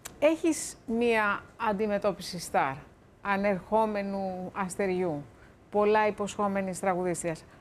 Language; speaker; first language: Greek; native; Greek